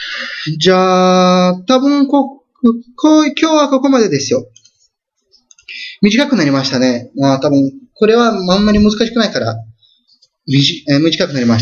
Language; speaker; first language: Japanese; non-native, fluent; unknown